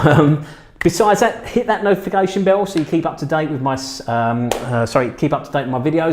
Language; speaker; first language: English; native; English